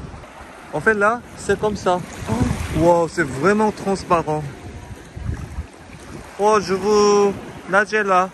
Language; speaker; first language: French; non-native, fluent; Korean